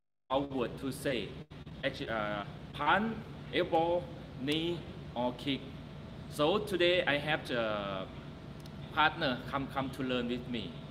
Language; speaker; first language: English; non-native, learner; Thai